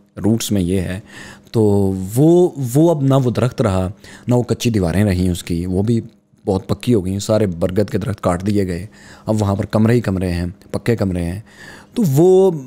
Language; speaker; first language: Urdu; non-native, local second language; Punjabi